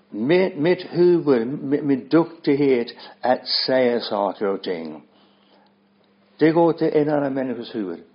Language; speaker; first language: Swedish; non-native, fluent; English